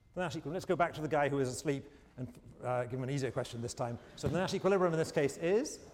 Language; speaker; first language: English; native; English